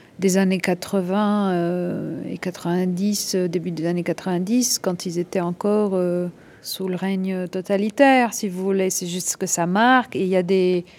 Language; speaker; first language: French; non-native, local second language; Arabic